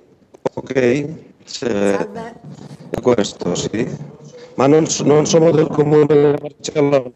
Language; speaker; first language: Italian; non-native, fluent; Catalan